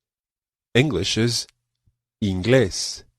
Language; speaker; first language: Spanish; non-native, fluent; English